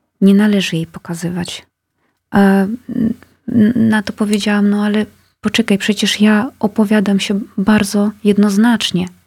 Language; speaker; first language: Polish; non-native, fluent; Russian